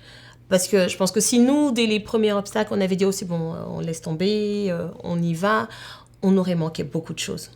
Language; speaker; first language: French; native; French